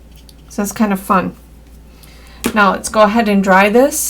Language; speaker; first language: English; native; English